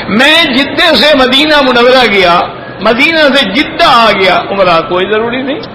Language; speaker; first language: Urdu; native; Urdu